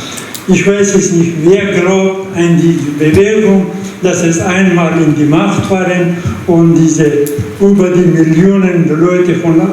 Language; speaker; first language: German; non-native, learner; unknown